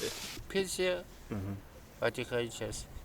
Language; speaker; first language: Russian; non-native, local second language; Kara-Kalpak